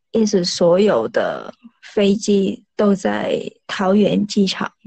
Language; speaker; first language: Chinese; non-native, fluent; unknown